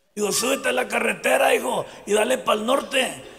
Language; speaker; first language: Spanish; native; Spanish